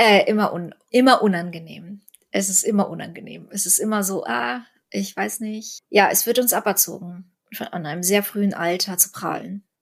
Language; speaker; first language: German; early bilingual, other home language; Russian